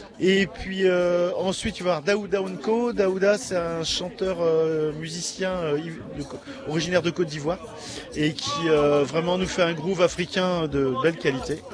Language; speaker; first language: French; native; French